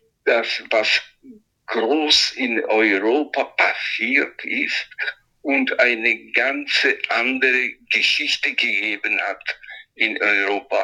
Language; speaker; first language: German; non-native, fluent; Italian